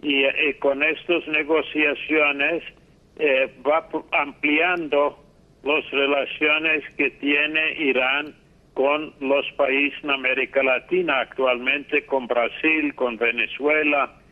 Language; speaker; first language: Spanish; non-native, fluent; English